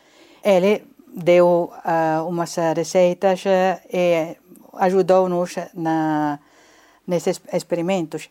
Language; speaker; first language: Portuguese; non-native, fluent; Italian